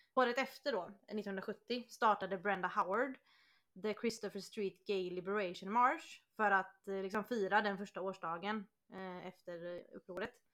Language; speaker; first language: Swedish; native; Swedish